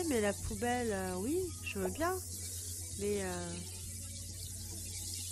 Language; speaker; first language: French; native; French